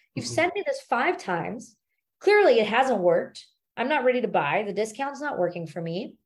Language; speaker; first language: English; non-native, fluent; German